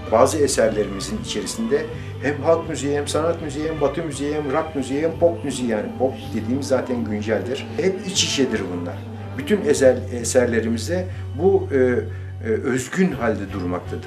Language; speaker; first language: Turkish; native; Turkish